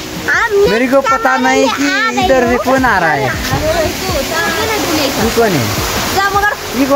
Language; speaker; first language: Hindi; non-native, learner; Nepali